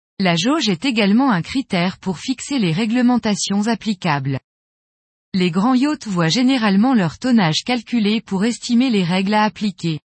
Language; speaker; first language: French; native; French